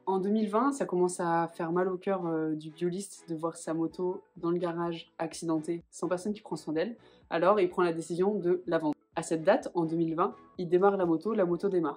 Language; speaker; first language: French; native; French